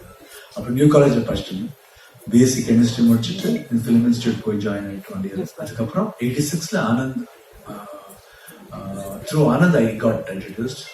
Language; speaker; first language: Tamil; non-native, local second language; Kannada